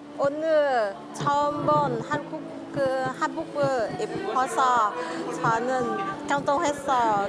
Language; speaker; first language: Korean; non-native, learner; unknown